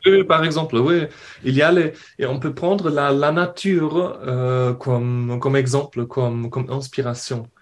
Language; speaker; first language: French; non-native, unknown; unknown